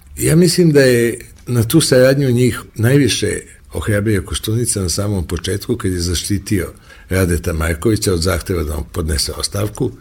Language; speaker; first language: Serbian; native; Serbian